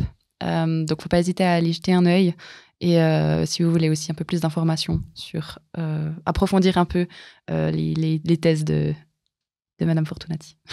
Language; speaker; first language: French; native; French